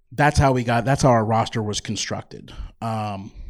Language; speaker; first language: English; native; English